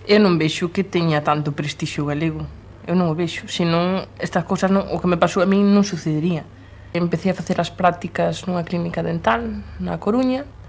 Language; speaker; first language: Galician; native; Galician